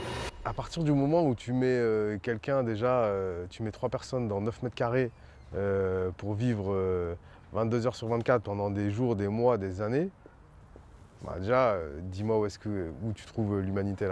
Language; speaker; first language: French; native; French